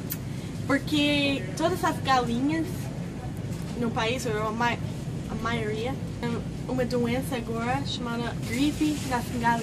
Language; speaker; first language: Portuguese; non-native, fluent; English